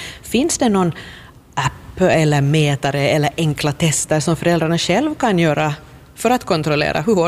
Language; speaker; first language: Swedish; native; Swedish